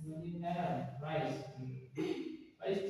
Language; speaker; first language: English; non-native, learner; Indonesian